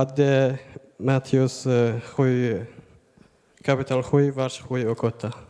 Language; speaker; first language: Swedish; non-native, learner; Persian